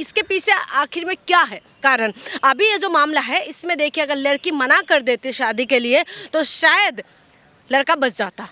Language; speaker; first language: Hindi; non-native, local second language; Assamese